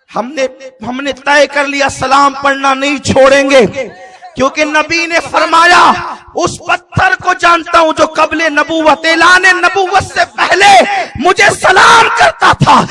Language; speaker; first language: Urdu; native; Urdu